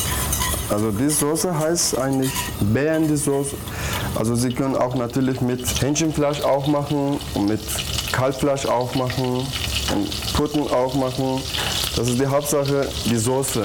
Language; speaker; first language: German; non-native, learner; Turkish